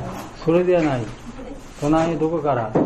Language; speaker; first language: Japanese; non-native, fluent; Bangla